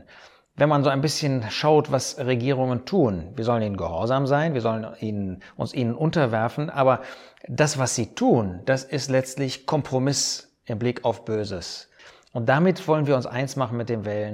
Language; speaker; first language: German; native; German